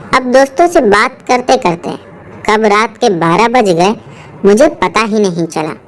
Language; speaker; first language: Hindi; native; Hindi